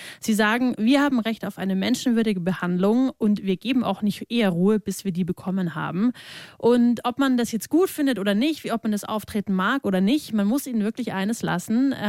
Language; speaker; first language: German; native; German